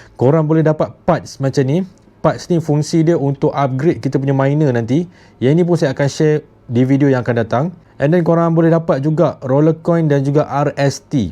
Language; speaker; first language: Malay; native; Malay